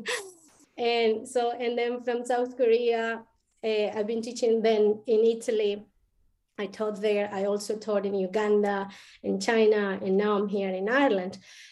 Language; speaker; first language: English; non-native, fluent; Spanish